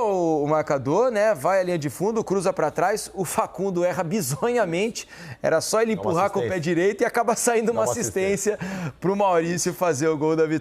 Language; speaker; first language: Portuguese; native; Portuguese